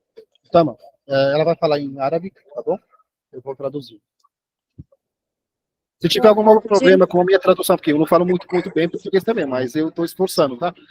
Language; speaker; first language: Portuguese; non-native, fluent; Arabic